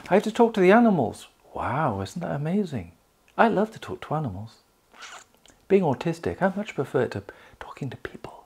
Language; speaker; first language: English; native; English